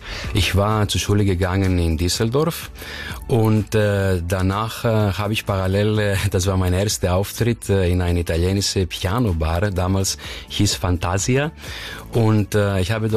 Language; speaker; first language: German; non-native, fluent; Greek